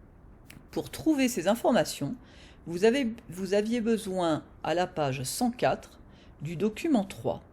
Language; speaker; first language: French; native; French